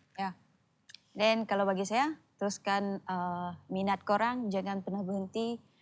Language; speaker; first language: Malay; non-native, local second language; Iban